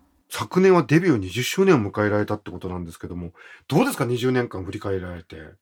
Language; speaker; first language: Japanese; native; Japanese